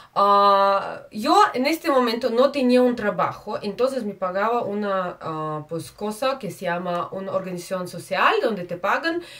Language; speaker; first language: Spanish; non-native, fluent; Russian